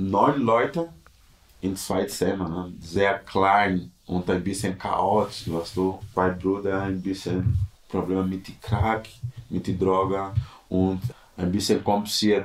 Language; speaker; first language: German; non-native, learner; Portuguese